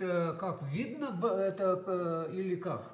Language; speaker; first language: Russian; non-native, fluent; Lithuanian